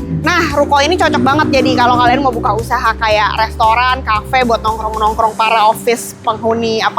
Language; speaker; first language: Indonesian; native; Indonesian